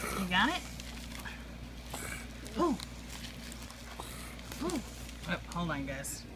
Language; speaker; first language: English; native; English